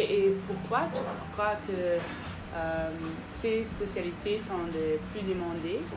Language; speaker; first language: French; non-native, fluent; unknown